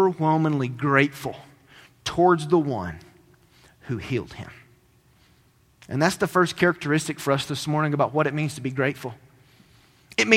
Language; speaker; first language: English; native; English